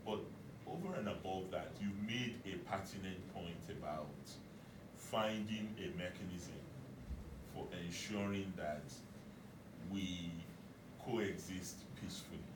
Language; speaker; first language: English; non-native, local second language; Yoruba